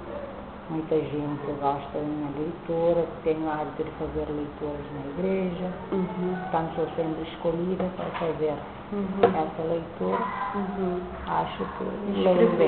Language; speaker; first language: Portuguese; non-native, local second language; Kabuverdianu